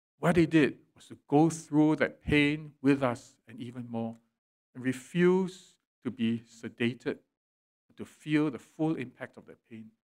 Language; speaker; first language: English; native; English